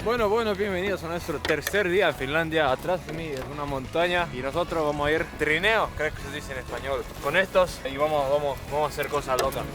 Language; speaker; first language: Spanish; non-native, fluent; Estonian